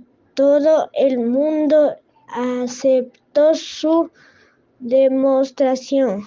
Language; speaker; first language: Spanish; non-native, learner; French